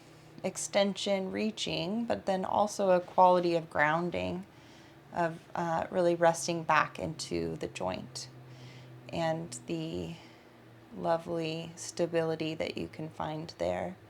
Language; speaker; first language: English; native; English